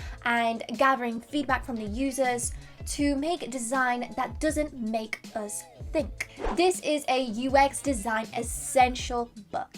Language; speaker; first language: English; non-native, fluent; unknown